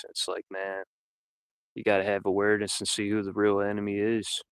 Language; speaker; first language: English; native; English